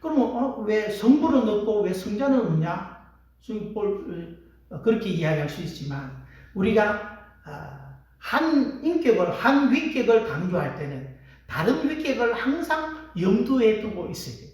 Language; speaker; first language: Korean; native; Korean